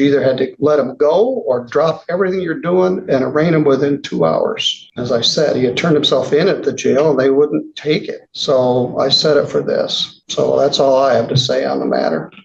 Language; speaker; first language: English; native; English